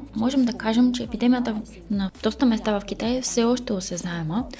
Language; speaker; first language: Bulgarian; non-native, fluent; Chinese